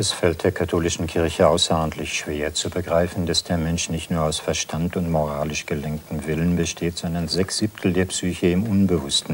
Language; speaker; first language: German; native; German